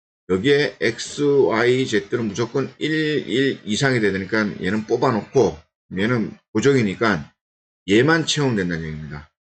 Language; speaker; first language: Korean; native; Korean